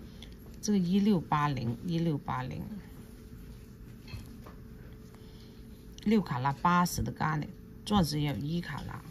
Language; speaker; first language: Chinese; non-native, local second language; Cantonese